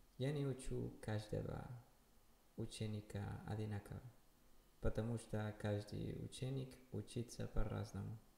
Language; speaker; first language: Russian; non-native, learner; Spanish